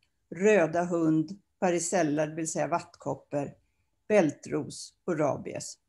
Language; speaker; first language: Swedish; native; Swedish